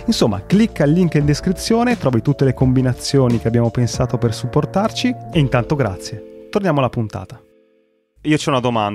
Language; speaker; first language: Italian; native; Italian